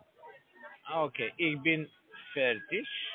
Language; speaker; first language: German; non-native, learner; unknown